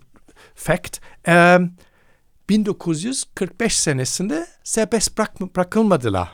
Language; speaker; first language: Turkish; non-native, fluent; German